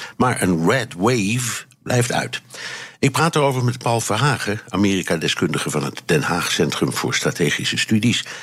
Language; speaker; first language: Dutch; native; Dutch